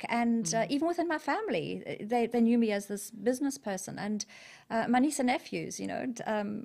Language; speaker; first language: English; native; English